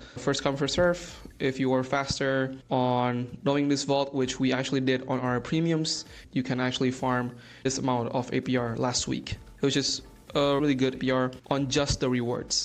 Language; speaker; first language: English; non-native, fluent; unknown